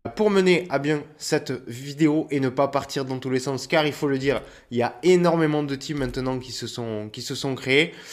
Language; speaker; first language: French; native; French